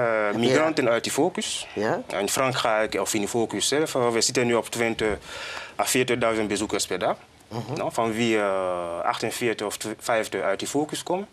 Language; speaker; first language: Dutch; non-native, fluent; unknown